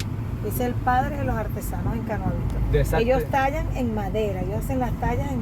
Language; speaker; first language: Spanish; native; Spanish